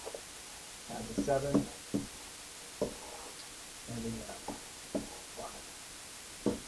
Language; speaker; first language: English; native; English